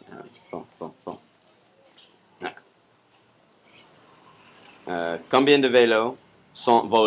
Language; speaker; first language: French; non-native, learner; English